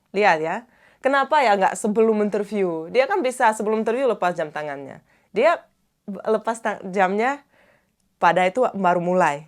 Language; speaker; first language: Indonesian; non-native, fluent; Russian